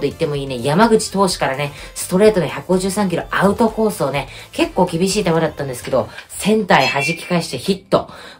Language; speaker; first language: Japanese; native; Japanese